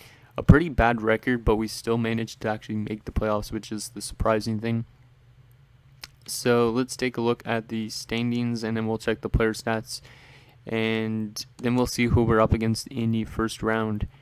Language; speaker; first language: English; native; English